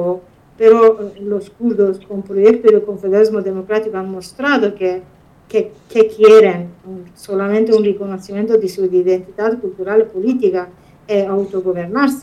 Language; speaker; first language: Spanish; non-native, fluent; Kurdish